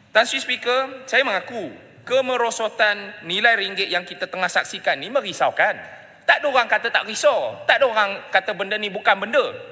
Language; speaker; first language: Malay; non-native, local second language; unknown